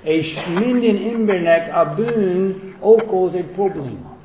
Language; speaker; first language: Hungarian; non-native, fluent; English